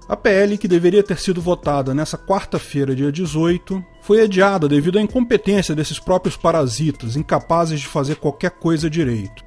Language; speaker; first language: Portuguese; native; Portuguese